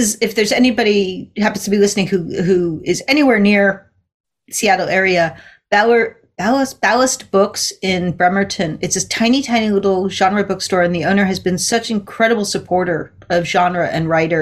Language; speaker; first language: English; native; English